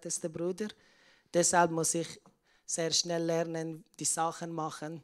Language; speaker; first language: German; non-native, learner; Persian